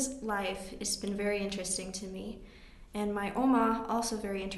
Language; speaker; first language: English; native; English